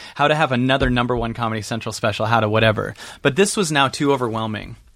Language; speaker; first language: English; native; English